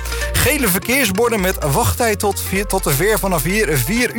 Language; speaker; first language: Dutch; native; Dutch